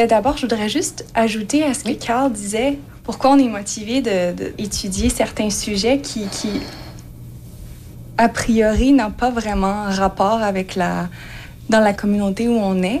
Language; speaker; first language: French; native; French